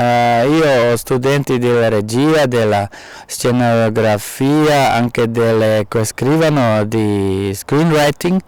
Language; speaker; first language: Italian; non-native, fluent; German